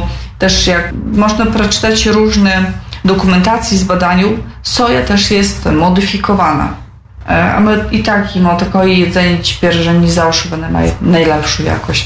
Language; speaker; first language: Polish; non-native, local second language; Belarusian